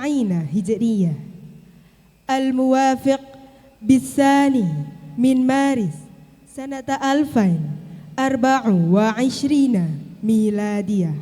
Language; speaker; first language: Arabic; non-native, learner; Indonesian